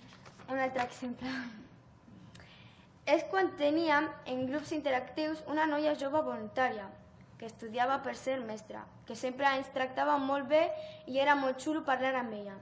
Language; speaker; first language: Catalan; early bilingual, other home language; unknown